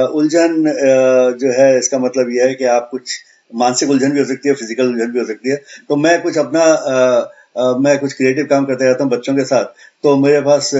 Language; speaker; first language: Hindi; native; Hindi